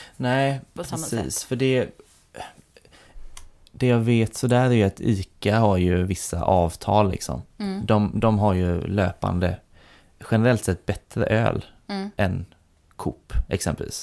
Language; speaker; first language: Swedish; native; Swedish